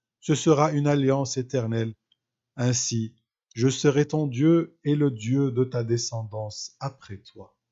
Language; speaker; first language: French; non-native, local second language; Arabic